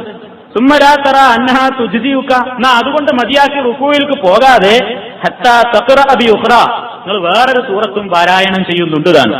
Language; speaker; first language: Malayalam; native; Malayalam